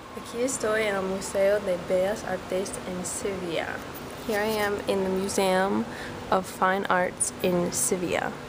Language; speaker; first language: Spanish; non-native, learner; English